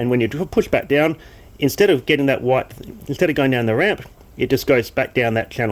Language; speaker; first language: English; native; English